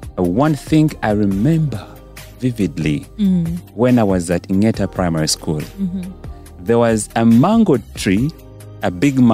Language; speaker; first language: English; non-native, local second language; Ganda